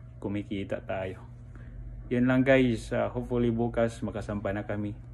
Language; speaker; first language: Filipino; non-native, local second language; Cebuano